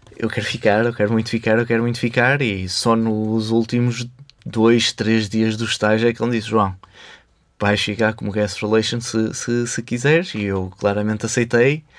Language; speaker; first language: Portuguese; native; Portuguese